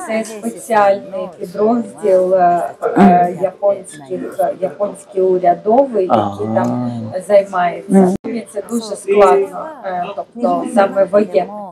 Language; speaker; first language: Ukrainian; non-native, fluent; Japanese